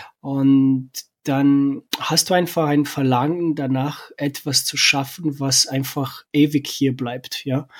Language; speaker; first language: German; non-native, fluent; Romanian